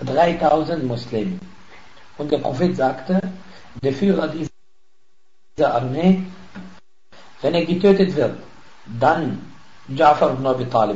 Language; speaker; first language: German; non-native, fluent; Arabic